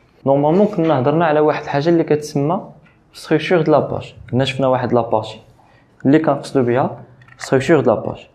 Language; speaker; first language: Arabic; native; Arabic